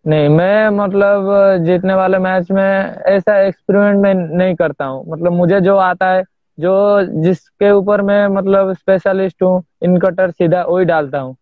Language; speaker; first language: Hindi; non-native, local second language; Odia